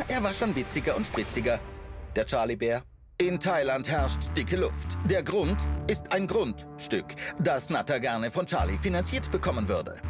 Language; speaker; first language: German; native; German